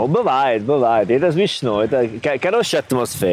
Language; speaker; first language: Russian; non-native, learner; Italian